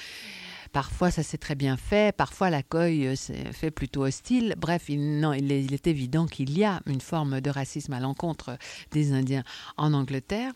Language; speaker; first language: French; native; French